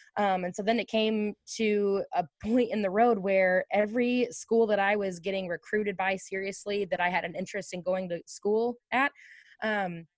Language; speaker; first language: English; native; English